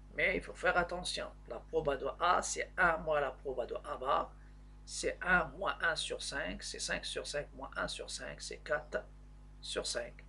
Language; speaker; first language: French; non-native, local second language; Arabic